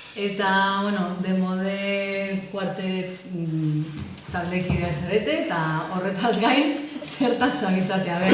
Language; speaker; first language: Basque; non-native, local second language; Spanish